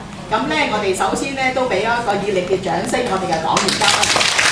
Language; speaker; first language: Cantonese; native; Cantonese